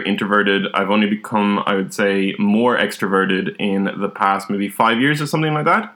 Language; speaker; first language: English; native; English